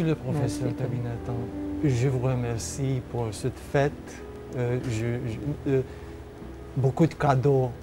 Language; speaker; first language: French; non-native, fluent; Romanian